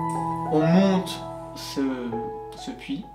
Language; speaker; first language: French; native; French